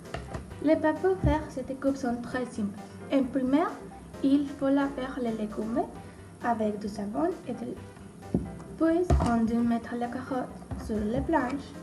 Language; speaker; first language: French; non-native, learner; Spanish